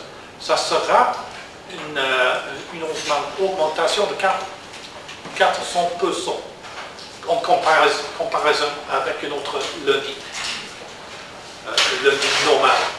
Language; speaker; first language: French; non-native, learner; English